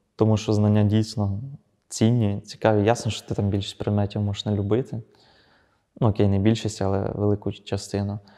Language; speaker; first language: Ukrainian; early bilingual, other home language; Russian